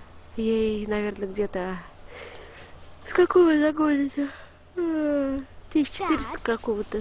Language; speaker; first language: Russian; native; Russian